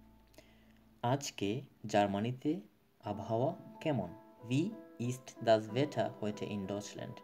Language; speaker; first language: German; non-native, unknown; Bangla